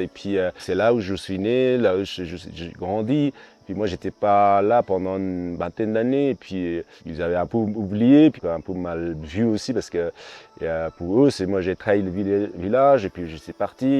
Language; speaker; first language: French; non-native, fluent; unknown